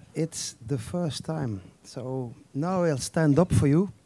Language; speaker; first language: English; non-native, fluent; Dutch